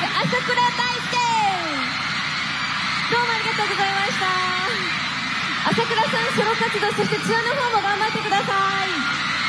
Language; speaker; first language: Japanese; native; Japanese